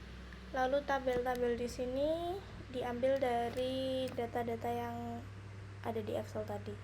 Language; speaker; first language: Indonesian; native; Indonesian